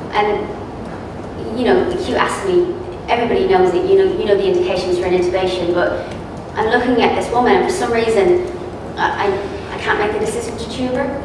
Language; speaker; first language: English; native; English